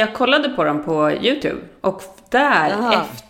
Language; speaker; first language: Swedish; native; Swedish